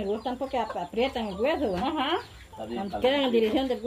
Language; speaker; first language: Spanish; native; Spanish